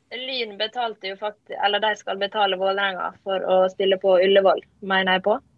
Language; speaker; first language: Norwegian; native; Norwegian